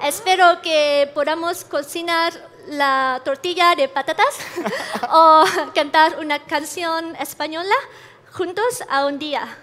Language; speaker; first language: Spanish; non-native, learner; Vietnamese